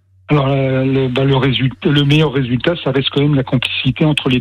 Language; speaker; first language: French; native; French